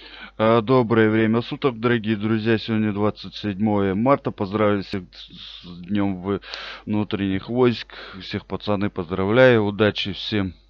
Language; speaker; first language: Russian; native; Russian